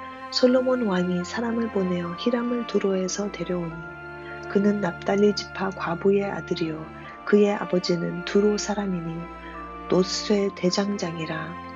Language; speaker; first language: Korean; native; Korean